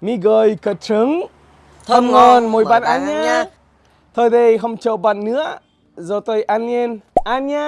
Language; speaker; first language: Vietnamese; non-native, learner; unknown